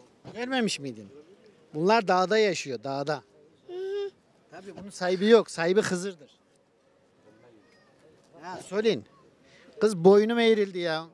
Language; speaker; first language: Turkish; native; Turkish